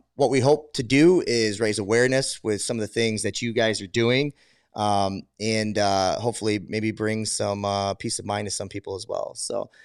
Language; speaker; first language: English; native; English